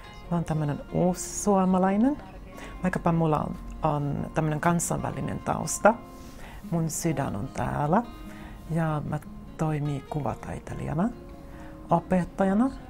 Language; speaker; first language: Finnish; non-native, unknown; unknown